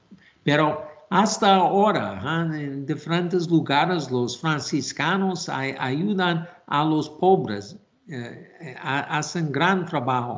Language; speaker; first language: Spanish; non-native, fluent; English